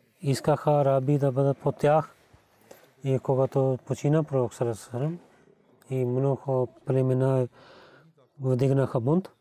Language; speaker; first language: Bulgarian; non-native, learner; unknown